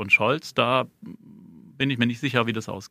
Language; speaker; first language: German; native; German